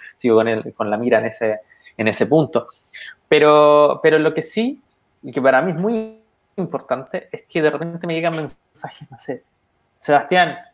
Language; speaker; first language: Spanish; native; Spanish